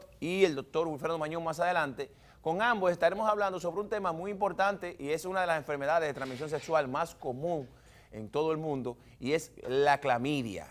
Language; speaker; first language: Spanish; native; Spanish